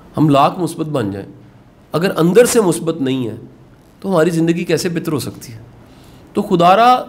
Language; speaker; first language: Urdu; native; Urdu